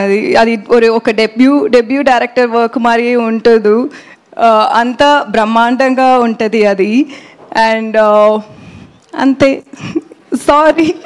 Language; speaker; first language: Telugu; non-native, learner; Tamil